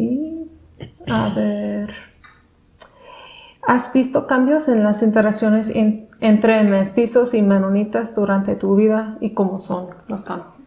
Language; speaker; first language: Spanish; non-native, fluent; English